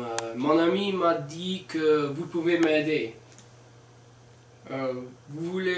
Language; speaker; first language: French; non-native, learner; English